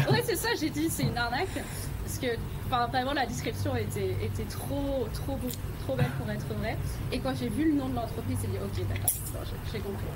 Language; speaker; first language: French; non-native, fluent; Vietnamese